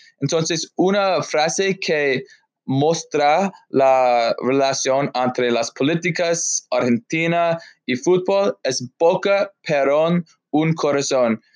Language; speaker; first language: Spanish; non-native, learner; English